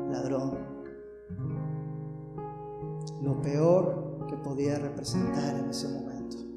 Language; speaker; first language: Spanish; native; Spanish